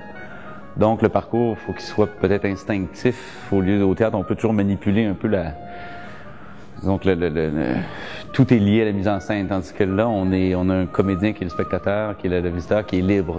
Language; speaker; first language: French; native; French